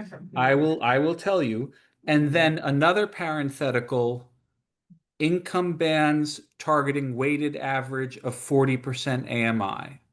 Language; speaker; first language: English; native; English